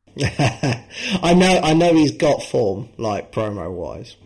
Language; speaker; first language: English; native; English